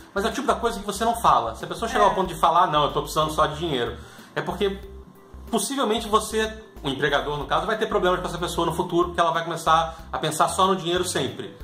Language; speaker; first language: Portuguese; native; Portuguese